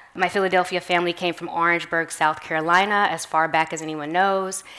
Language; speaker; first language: English; native; English